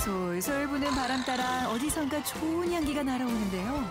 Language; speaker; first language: Korean; native; Korean